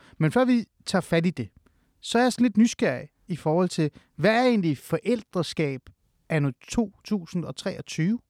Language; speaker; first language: Danish; early bilingual, other home language; Persian